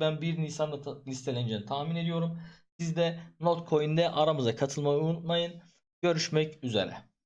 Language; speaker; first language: Turkish; native; Turkish